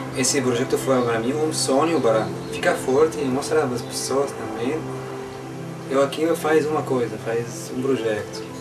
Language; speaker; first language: Portuguese; non-native, learner; Arabic